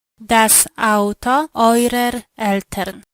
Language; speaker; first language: German; non-native, learner; Polish